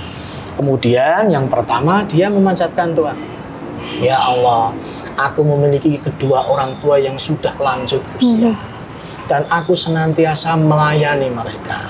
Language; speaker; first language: Indonesian; native; Indonesian